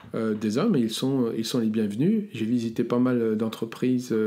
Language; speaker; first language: French; native; French